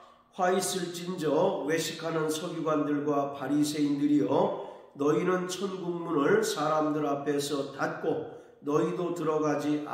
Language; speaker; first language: Korean; native; Korean